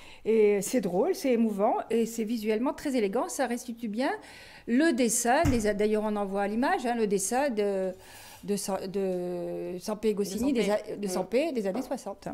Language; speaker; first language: French; native; French